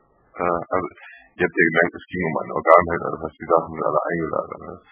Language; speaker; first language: German; native; German